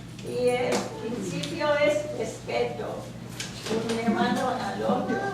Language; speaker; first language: Spanish; non-native, learner; English